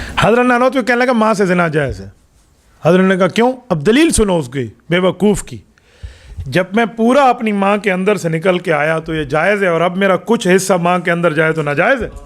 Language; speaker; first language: Urdu; non-native, local second language; Punjabi